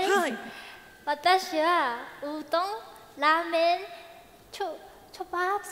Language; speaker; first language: Japanese; non-native, learner; Korean